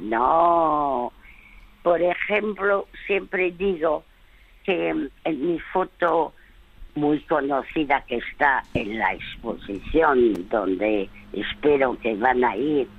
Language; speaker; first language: Spanish; early bilingual, other home language; French